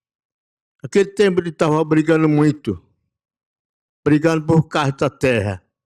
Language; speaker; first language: Portuguese; non-native, local second language; Yanomámi